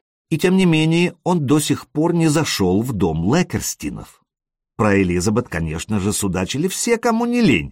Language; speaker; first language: Russian; native; Russian